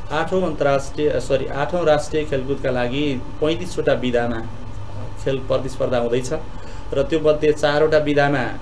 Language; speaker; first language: Nepali; native; Nepali